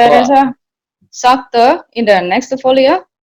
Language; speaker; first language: German; non-native, learner; Indonesian